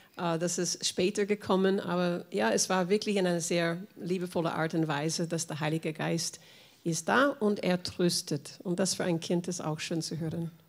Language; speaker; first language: German; non-native, fluent; English